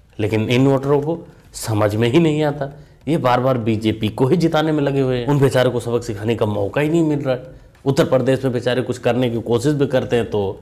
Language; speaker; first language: Hindi; native; Hindi